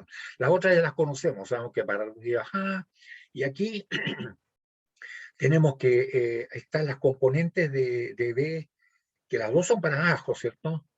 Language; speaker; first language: Spanish; native; Spanish